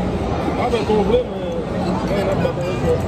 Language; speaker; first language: French; non-native, learner; Haitian Creole